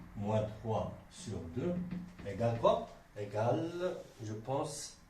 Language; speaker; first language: French; non-native, local second language; Arabic